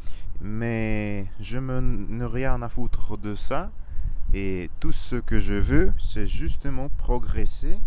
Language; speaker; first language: French; non-native, learner; Russian